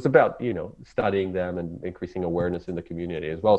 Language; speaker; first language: English; non-native, fluent; Hebrew